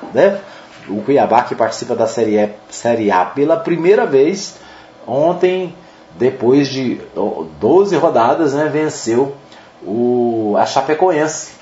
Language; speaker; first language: Portuguese; native; Portuguese